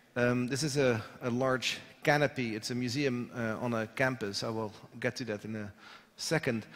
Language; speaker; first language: English; non-native, fluent; Dutch